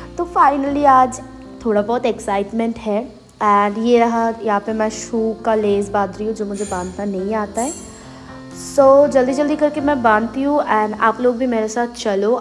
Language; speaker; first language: Hindi; non-native, local second language; Bangla